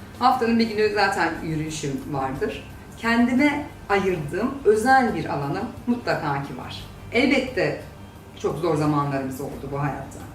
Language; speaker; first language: Turkish; native; Turkish